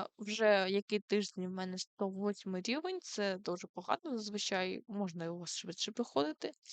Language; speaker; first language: Ukrainian; non-native, local second language; Russian